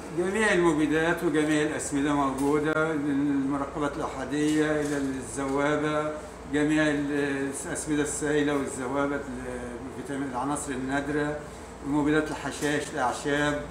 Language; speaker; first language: Arabic; native; Arabic